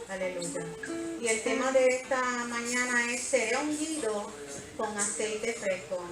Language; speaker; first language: Spanish; native; Spanish